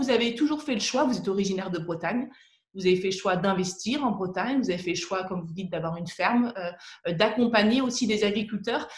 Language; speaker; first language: French; native; French